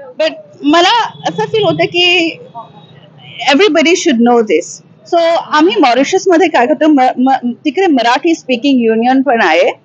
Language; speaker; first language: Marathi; early bilingual, heritage; Marathi